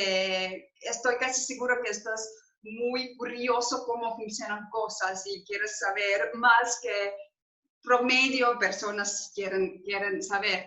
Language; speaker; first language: Spanish; non-native, learner; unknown